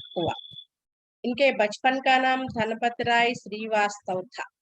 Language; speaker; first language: Hindi; non-native, local second language; Telugu